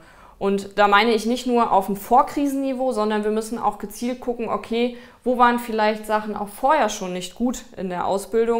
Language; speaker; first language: German; native; German